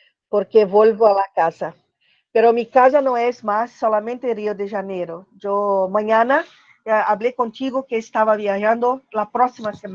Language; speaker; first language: Spanish; non-native, learner; Portuguese